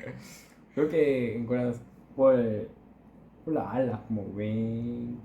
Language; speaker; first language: Spanish; non-native, learner; Korean